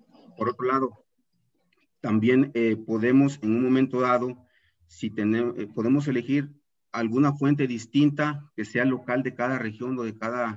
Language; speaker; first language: Spanish; native; Spanish